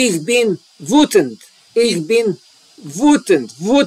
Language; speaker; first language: German; non-native, learner; Serbian